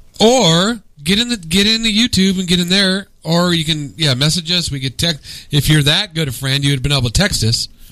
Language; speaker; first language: English; native; English